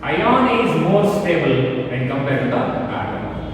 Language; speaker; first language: English; non-native, local second language; Kannada